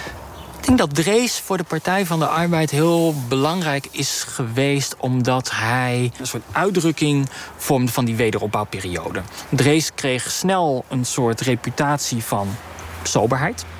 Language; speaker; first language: Dutch; native; Dutch